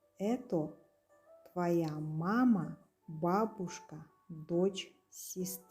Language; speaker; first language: Russian; non-native, local second language; Kazakh